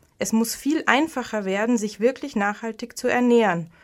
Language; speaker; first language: German; native; German